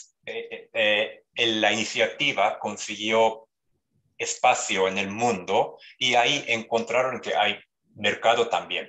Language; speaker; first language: Spanish; non-native, fluent; Japanese